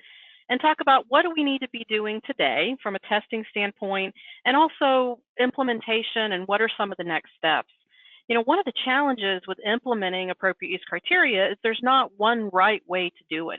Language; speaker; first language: English; native; English